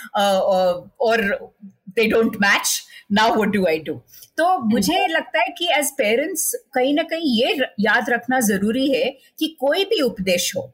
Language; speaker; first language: Hindi; non-native, local second language; Marathi